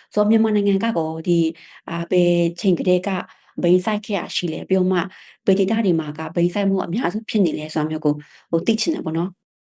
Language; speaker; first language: Burmese; non-native, local second language; Shan